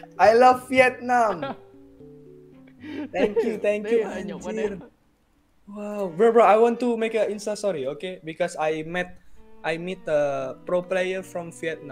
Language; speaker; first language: English; non-native, learner; Indonesian